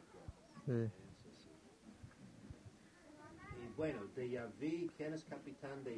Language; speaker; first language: Spanish; non-native, fluent; English